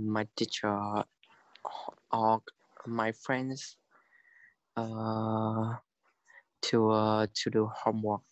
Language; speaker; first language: English; non-native, learner; Vietnamese